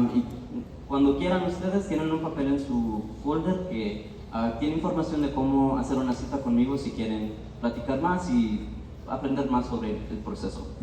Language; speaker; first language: Spanish; early bilingual, heritage; Spanish